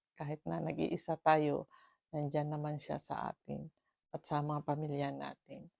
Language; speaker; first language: Filipino; non-native, local second language; Cebuano